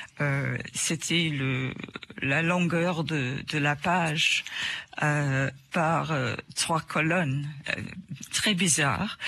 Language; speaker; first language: French; non-native, fluent; English